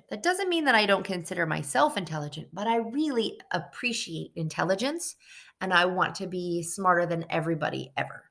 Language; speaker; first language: English; native; English